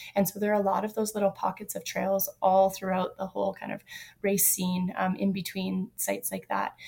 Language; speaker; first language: English; native; English